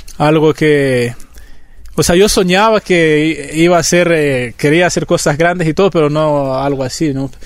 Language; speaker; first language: Spanish; native; Spanish